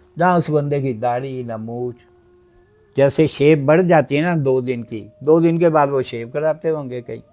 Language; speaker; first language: Urdu; non-native, local second language; Punjabi